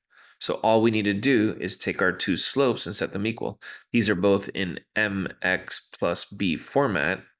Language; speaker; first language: English; native; English